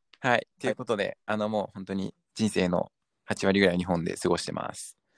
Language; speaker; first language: Japanese; early bilingual, other home language; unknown